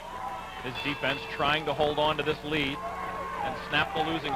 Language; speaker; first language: English; native; English